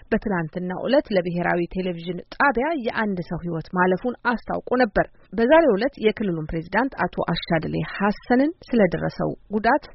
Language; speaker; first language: Amharic; native; Amharic